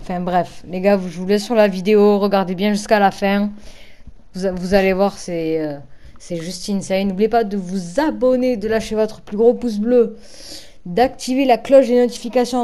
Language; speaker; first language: French; native; French